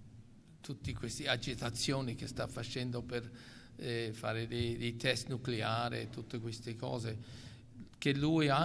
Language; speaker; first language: Italian; non-native, local second language; English